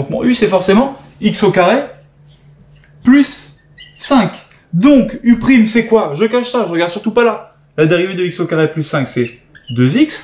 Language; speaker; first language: French; native; French